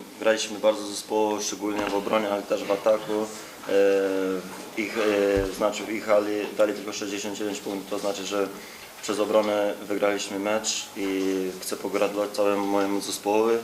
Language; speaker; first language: Polish; non-native, learner; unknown